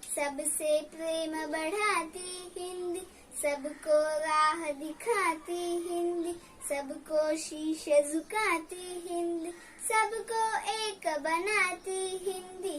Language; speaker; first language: Hindi; non-native, local second language; Marathi